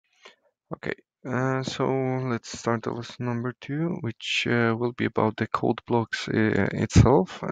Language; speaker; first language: English; non-native, fluent; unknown